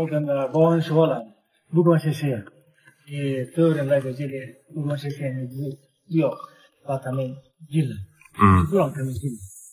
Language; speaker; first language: Chinese; non-native, fluent; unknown